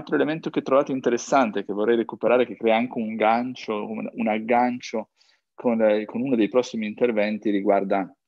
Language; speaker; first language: Italian; native; Italian